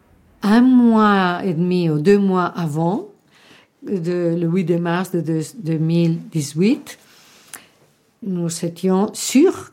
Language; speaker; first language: French; non-native, fluent; Spanish